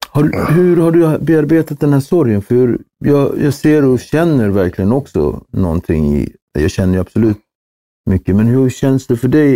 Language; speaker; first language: Swedish; native; Swedish